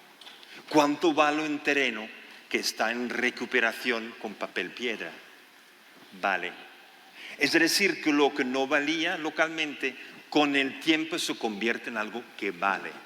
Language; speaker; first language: Spanish; non-native, fluent; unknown